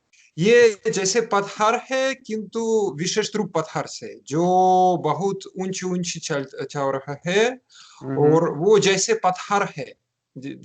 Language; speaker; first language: Hindi; non-native, learner; Russian